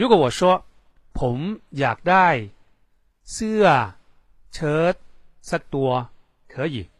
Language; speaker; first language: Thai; non-native, fluent; Chinese